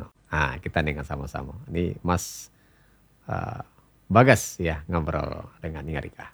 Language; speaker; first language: Indonesian; non-native, local second language; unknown